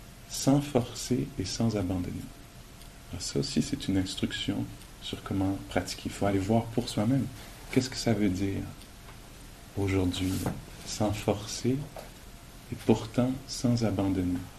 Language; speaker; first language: French; native; French